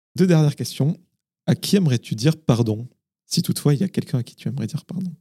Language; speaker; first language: French; native; French